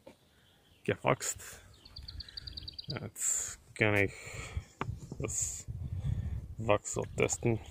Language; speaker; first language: German; non-native, fluent; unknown